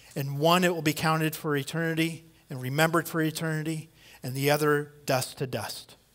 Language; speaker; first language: English; native; English